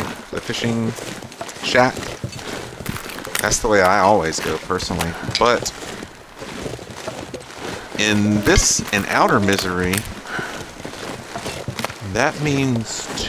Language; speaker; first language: English; native; English